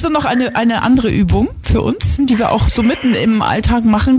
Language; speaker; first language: German; native; German